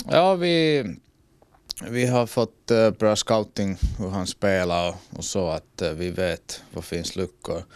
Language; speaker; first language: Swedish; non-native, fluent; Finnish